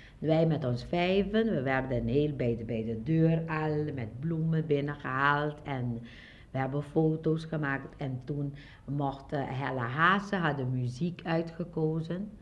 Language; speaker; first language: Dutch; non-native, local second language; Papiamento